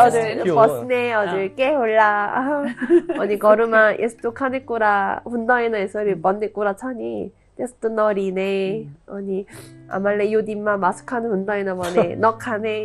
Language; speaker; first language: Nepali; non-native, learner; Korean